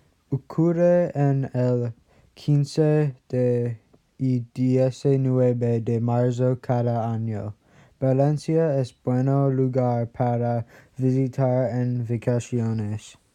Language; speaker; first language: Spanish; non-native, learner; English